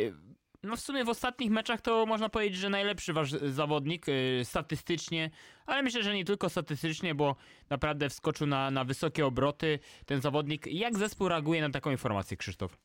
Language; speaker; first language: Polish; native; Polish